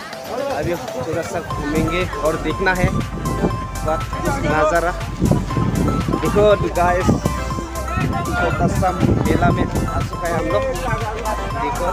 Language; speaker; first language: Hindi; non-native, local second language; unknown